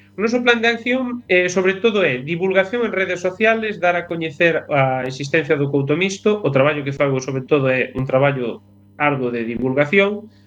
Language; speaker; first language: Galician; native; Galician